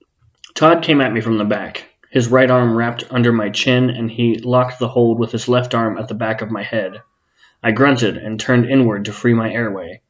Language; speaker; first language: English; native; English